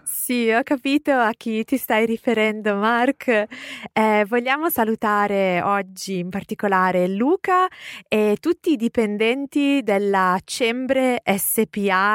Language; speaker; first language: Italian; native; Italian